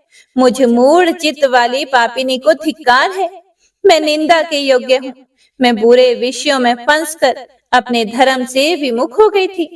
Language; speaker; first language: Hindi; native; Hindi